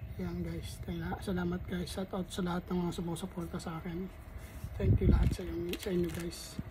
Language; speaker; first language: Filipino; native; Filipino